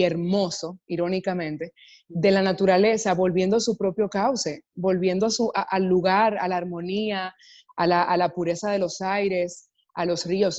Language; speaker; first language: Spanish; native; Spanish